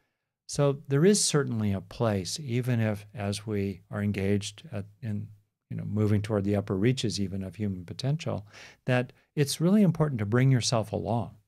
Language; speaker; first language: English; native; English